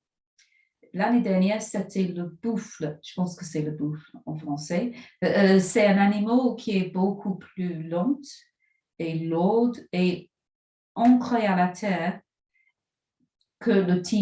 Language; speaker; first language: French; non-native, fluent; English